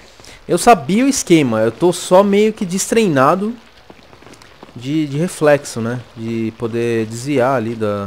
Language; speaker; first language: Portuguese; native; Portuguese